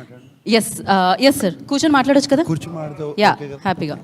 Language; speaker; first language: Telugu; native; Telugu